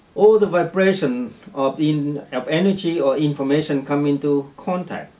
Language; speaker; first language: English; non-native, fluent; Vietnamese